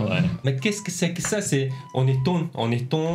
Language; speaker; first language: French; non-native, learner; Mongolian